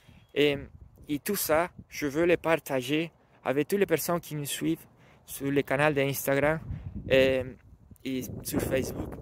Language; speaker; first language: French; non-native, learner; Spanish